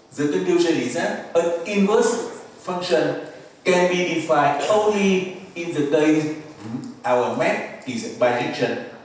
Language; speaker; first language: English; non-native, fluent; Vietnamese